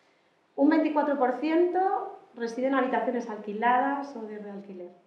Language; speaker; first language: Spanish; native; Spanish